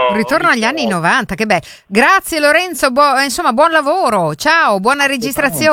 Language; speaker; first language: Italian; native; Italian